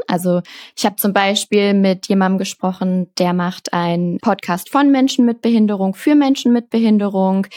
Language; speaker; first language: German; native; German